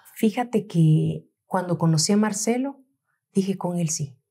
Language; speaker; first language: Spanish; native; Spanish